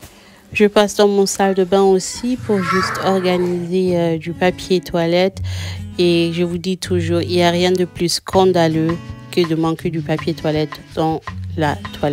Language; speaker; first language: French; non-native, local second language; Lingala